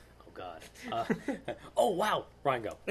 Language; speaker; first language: English; native; English